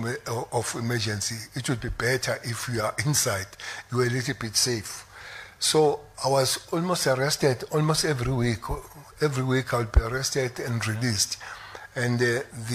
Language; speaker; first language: English; non-native, local second language; Zulu